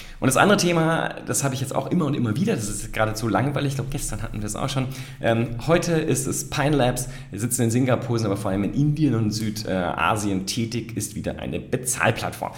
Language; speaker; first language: German; native; German